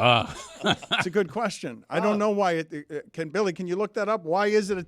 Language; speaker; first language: English; native; English